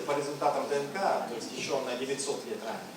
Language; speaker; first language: Russian; native; Russian